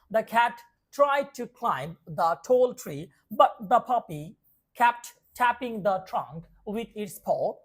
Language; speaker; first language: English; non-native, local second language; Bangla